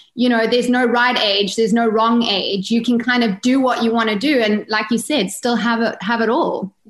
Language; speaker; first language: English; native; English